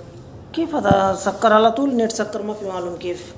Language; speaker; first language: Arabic; non-native, learner; Hindi